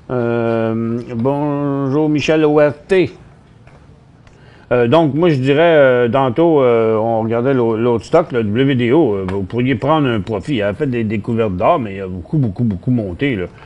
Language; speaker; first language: French; native; French